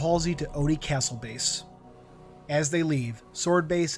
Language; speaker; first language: English; native; English